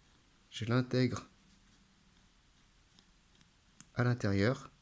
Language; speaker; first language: French; native; French